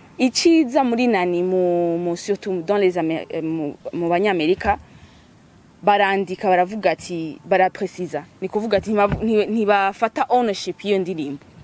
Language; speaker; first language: Rundi; early bilingual, heritage; Rundi